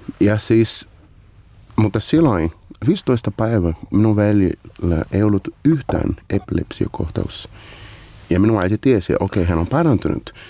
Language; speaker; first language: Finnish; non-native, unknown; Portuguese